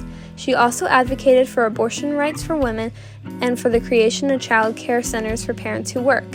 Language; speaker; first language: English; native; English